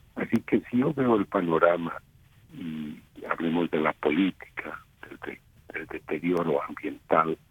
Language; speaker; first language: Spanish; native; Spanish